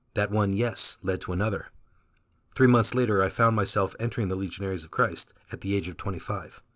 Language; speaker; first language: English; early bilingual, other home language; Vietnamese